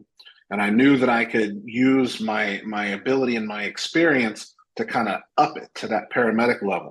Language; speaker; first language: English; native; English